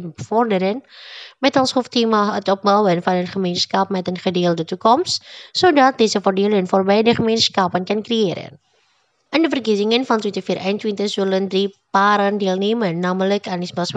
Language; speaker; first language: Dutch; non-native, fluent; Indonesian